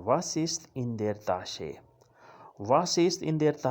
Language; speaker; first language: German; non-native, fluent; Urdu